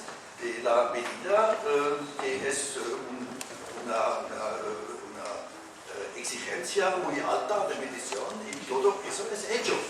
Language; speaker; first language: Spanish; non-native, fluent; German